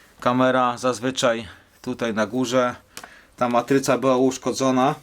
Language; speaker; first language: Polish; native; Polish